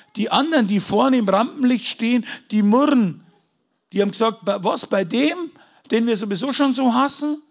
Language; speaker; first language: German; native; German